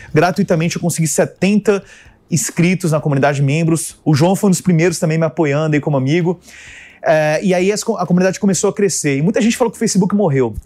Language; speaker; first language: Portuguese; early bilingual, other home language; English